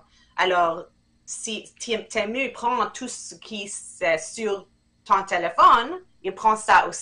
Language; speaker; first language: French; non-native, fluent; English